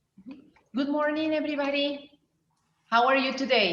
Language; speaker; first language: English; non-native, fluent; Spanish